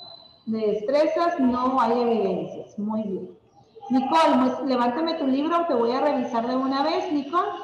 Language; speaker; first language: Spanish; native; Spanish